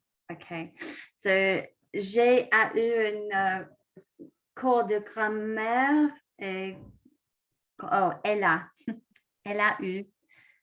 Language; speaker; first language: French; non-native, learner; English